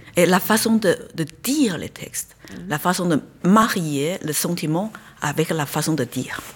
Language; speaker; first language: French; non-native, fluent; Chinese